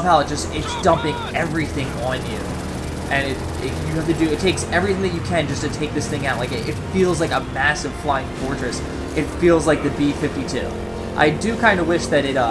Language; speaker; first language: English; native; English